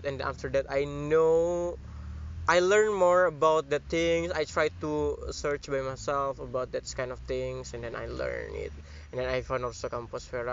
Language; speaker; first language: English; non-native, learner; Indonesian